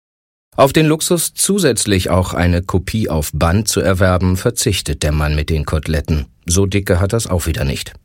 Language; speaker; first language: German; native; German